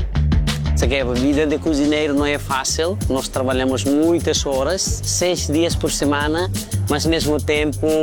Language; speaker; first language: Portuguese; non-native, learner; Nepali